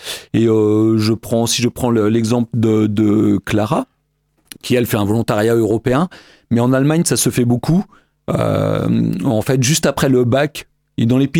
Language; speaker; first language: French; native; French